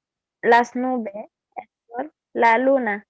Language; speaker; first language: Spanish; non-native, learner; French